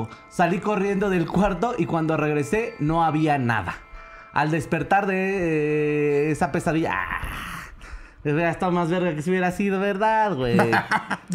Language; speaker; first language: Spanish; native; Spanish